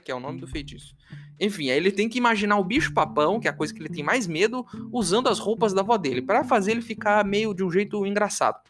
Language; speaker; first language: Portuguese; native; Portuguese